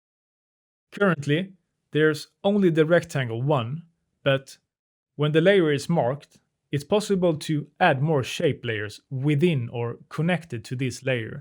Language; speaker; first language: English; non-native, fluent; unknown